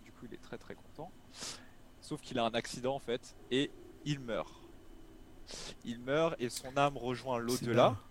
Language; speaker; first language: French; native; French